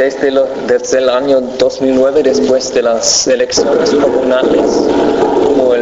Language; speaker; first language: Spanish; non-native, fluent; German